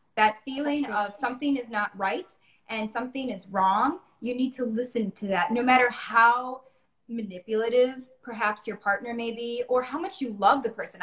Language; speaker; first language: English; native; English